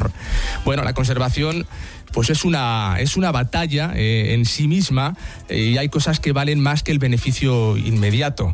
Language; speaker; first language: Spanish; native; Spanish